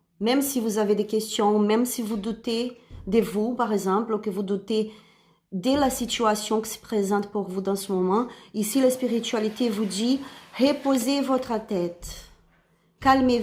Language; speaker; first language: French; non-native, learner; Spanish